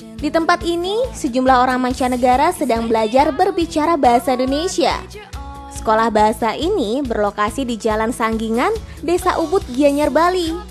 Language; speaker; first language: Indonesian; native; Indonesian